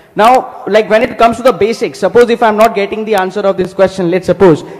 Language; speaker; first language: English; non-native, local second language; Hindi